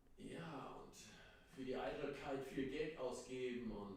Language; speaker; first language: German; native; German